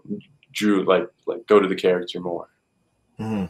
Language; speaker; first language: English; native; English